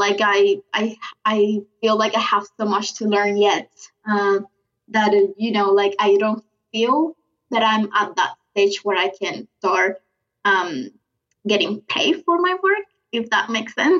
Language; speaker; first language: English; non-native, fluent; Spanish